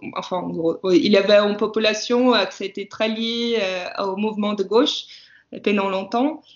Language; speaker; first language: French; non-native, fluent; Portuguese